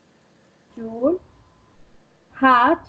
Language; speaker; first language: English; non-native, learner; Spanish